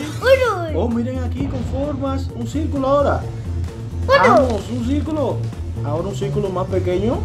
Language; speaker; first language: Spanish; native; Spanish